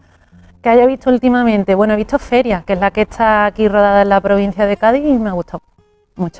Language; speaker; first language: Spanish; native; Spanish